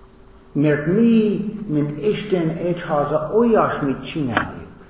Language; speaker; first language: Hungarian; non-native, learner; English